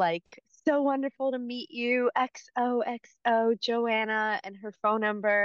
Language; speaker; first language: English; native; English